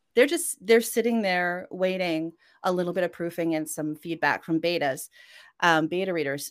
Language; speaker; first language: English; non-native, fluent; Norwegian